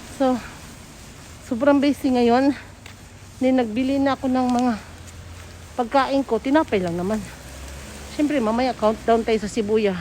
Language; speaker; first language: Filipino; native; Filipino